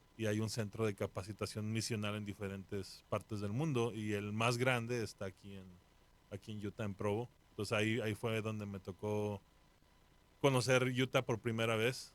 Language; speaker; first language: Spanish; native; Spanish